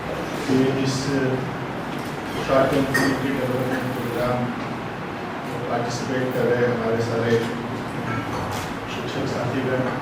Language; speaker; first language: Hindi; native; Hindi